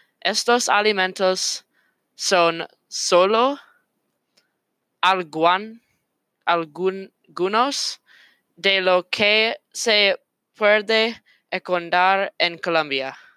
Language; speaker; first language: Spanish; non-native, learner; English